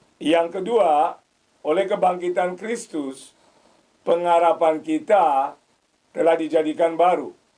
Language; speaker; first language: Indonesian; non-native, fluent; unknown